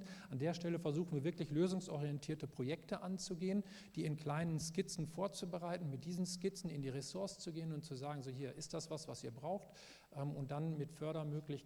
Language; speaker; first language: German; native; German